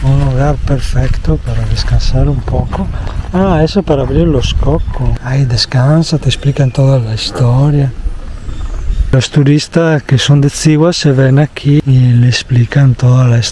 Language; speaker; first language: Spanish; non-native, fluent; Italian